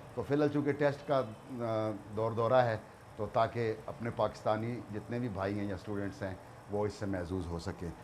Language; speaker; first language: Urdu; non-native, local second language; Punjabi